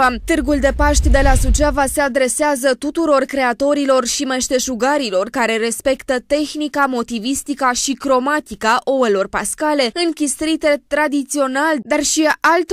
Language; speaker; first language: Romanian; native; Romanian